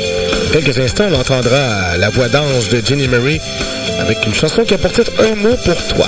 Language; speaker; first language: French; native; French